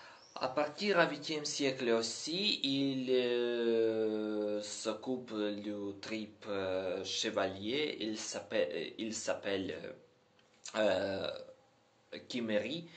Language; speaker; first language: French; non-native, learner; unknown